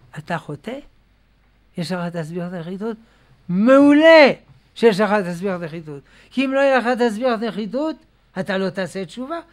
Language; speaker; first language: Hebrew; non-native, fluent; French